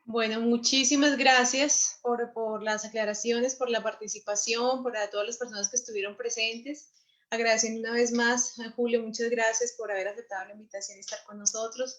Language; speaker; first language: Spanish; native; Spanish